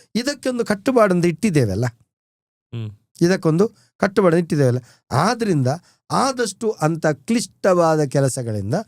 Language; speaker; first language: Kannada; non-native, local second language; Tulu